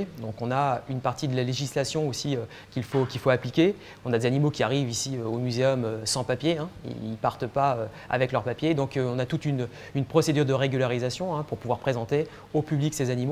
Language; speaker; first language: French; native; French